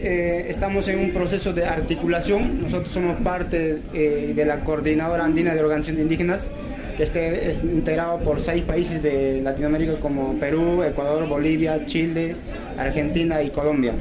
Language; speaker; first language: Spanish; native; Spanish